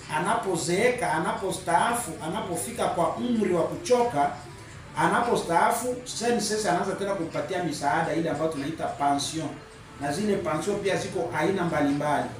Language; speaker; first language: Swahili; native; Swahili